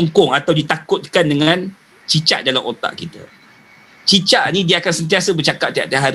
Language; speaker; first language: Malay; native; Malay